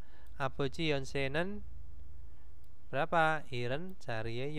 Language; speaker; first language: Indonesian; native; Indonesian